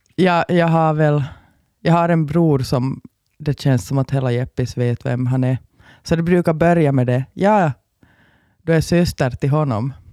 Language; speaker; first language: Swedish; native; Swedish